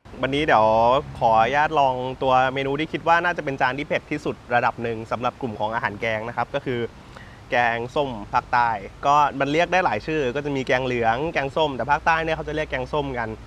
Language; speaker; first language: Thai; native; Thai